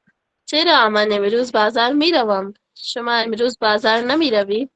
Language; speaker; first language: Persian; non-native, learner; Urdu